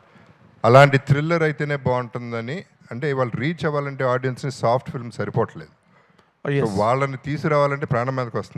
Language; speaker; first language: Telugu; native; Telugu